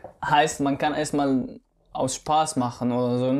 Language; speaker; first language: German; non-native, fluent; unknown